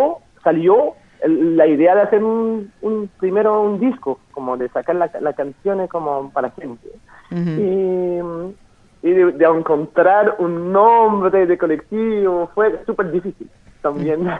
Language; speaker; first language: Spanish; non-native, fluent; French